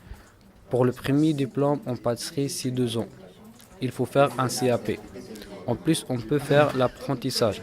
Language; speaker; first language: French; non-native, local second language; Arabic